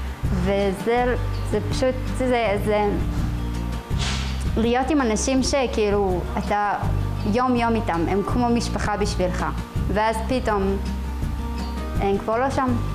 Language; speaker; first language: Hebrew; non-native, local second language; Arabic